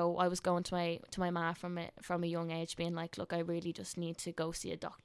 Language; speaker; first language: English; native; English